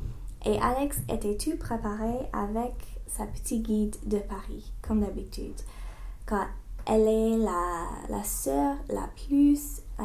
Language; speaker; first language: French; non-native, learner; English